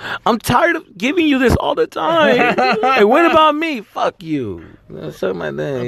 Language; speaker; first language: English; early bilingual, other home language; Spanish